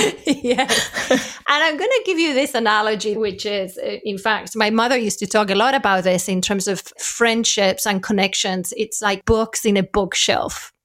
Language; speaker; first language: English; non-native, fluent; Spanish